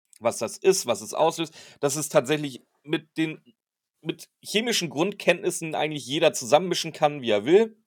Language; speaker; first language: German; native; German